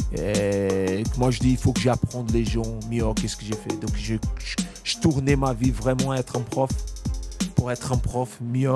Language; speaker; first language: French; non-native, fluent; Portuguese